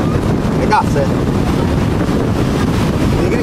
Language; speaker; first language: Italian; native; Italian